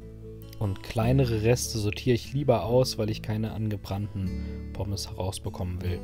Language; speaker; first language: German; native; German